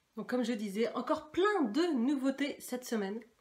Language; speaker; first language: French; native; French